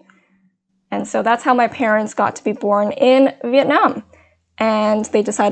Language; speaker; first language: English; early bilingual, other home language; Min Nan Chinese